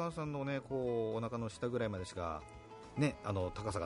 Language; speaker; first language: Japanese; native; Japanese